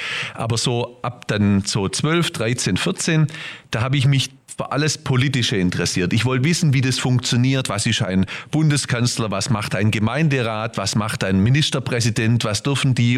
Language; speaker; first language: German; native; German